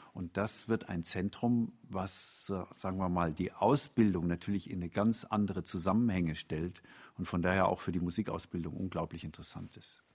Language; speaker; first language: German; native; German